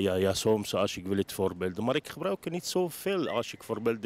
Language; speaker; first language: Dutch; non-native, learner; Arabic